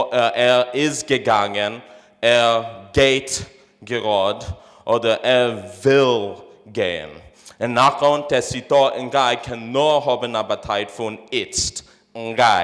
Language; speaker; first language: German; non-native, fluent; English